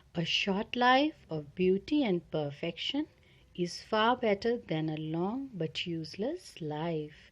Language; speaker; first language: English; non-native, local second language; Punjabi